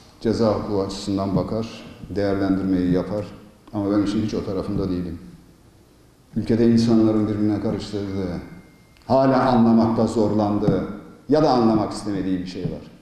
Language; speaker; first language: Turkish; native; Turkish